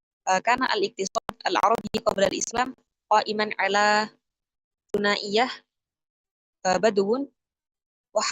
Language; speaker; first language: Arabic; non-native, learner; Indonesian